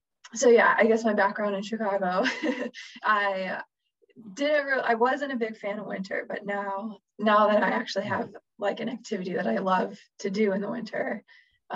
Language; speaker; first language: English; native; English